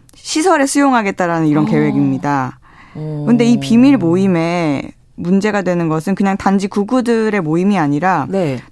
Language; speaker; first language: Korean; native; Korean